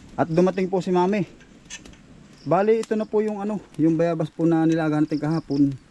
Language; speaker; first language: Filipino; native; Filipino